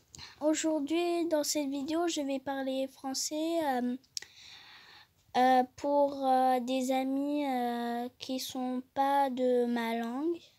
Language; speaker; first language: French; non-native, fluent; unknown